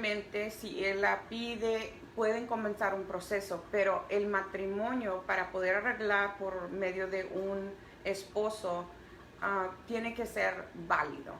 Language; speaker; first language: Spanish; early bilingual, heritage; Spanish